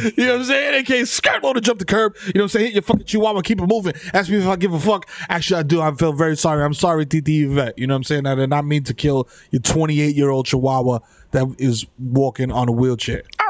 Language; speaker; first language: English; early bilingual, other home language; Spanish